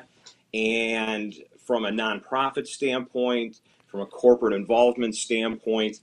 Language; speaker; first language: English; native; English